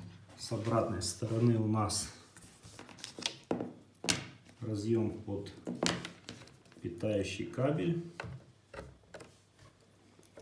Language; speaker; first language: Russian; native; Russian